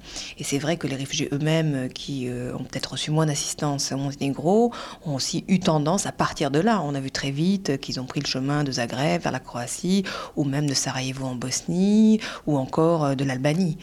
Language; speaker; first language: French; native; French